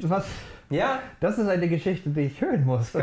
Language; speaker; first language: German; non-native, fluent; English